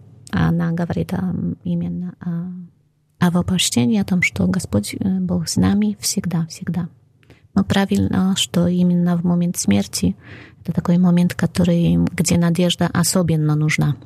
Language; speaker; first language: Russian; non-native, fluent; Polish